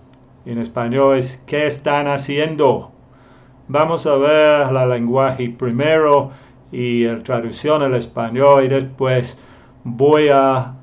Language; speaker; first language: Spanish; non-native, fluent; English